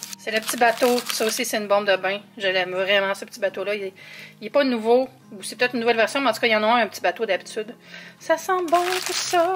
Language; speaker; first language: French; native; French